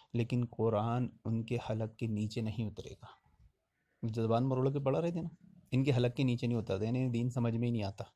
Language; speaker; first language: Urdu; native; Urdu